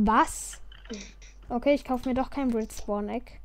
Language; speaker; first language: German; native; German